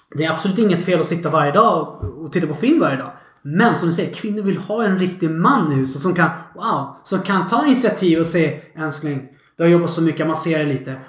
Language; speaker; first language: Swedish; early bilingual, other home language; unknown